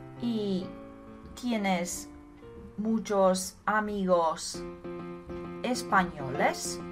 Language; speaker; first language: Spanish; non-native, learner; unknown